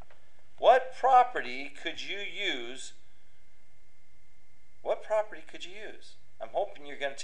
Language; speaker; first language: English; native; English